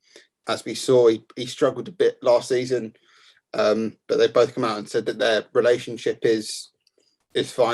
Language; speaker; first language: English; native; English